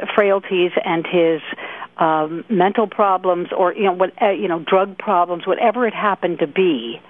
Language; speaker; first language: English; native; English